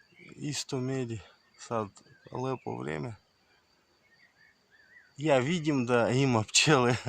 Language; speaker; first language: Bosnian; non-native, learner; Russian